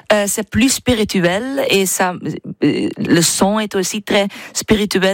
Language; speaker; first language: French; non-native, learner; Dutch